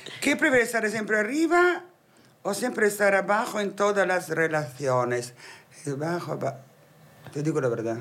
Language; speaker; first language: Spanish; non-native, fluent; Italian